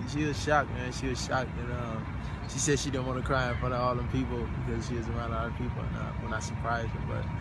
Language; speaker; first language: English; native; English